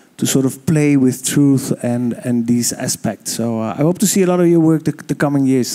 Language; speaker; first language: English; non-native, fluent; Dutch